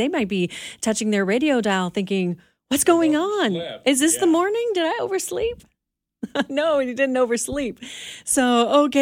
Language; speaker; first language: English; native; English